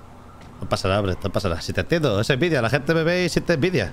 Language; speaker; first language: Spanish; native; Spanish